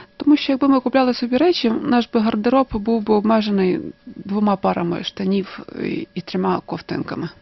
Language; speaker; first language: Ukrainian; native; Ukrainian